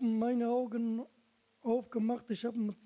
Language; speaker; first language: German; non-native, learner; Turkish